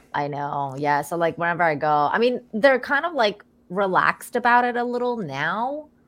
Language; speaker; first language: English; early bilingual, other home language; Persian